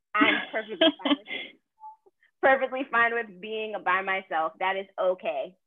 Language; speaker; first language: English; native; English